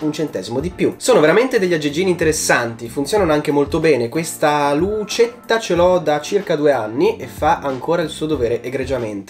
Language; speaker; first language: Italian; native; Italian